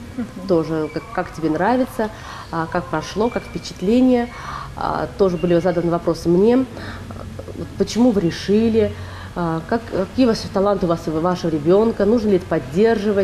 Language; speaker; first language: Russian; native; Russian